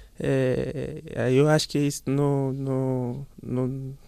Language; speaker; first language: Portuguese; non-native, learner; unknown